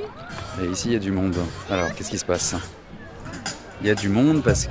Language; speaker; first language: French; native; French